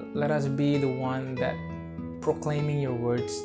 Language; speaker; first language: English; non-native, fluent; Indonesian